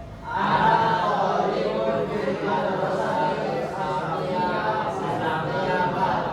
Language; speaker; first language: Arabic; non-native, learner; Indonesian